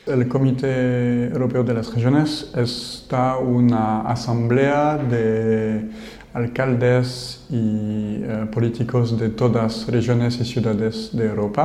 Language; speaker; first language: Spanish; non-native, fluent; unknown